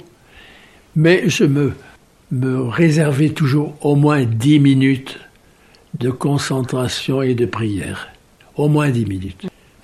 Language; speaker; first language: French; native; French